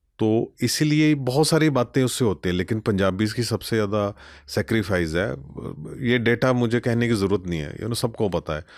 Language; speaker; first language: Hindi; non-native, local second language; Punjabi